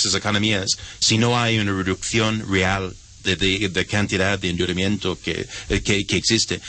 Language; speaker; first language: Spanish; non-native, fluent; English